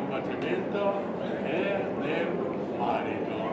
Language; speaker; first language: Italian; non-native, learner; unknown